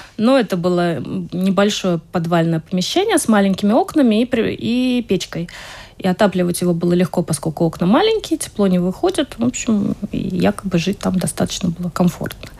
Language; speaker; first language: Russian; native; Russian